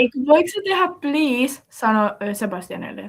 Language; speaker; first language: Finnish; native; Finnish